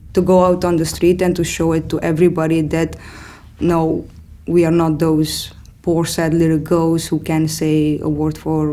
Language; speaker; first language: English; non-native, fluent; Romanian